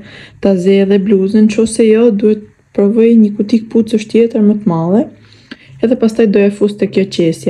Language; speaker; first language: Albanian; native; Albanian